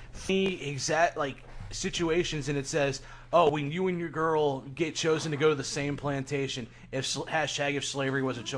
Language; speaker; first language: English; native; English